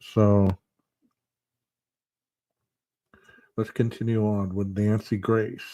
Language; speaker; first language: English; native; English